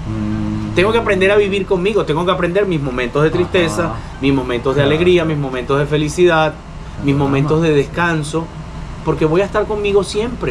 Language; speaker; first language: Spanish; native; Spanish